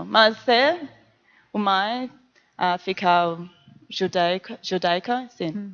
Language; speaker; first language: Portuguese; non-native, learner; English